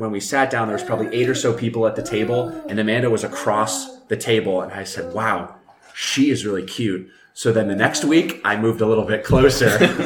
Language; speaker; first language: English; native; English